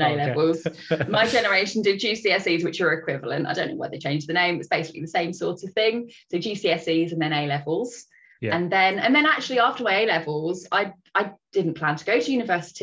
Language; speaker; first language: English; native; English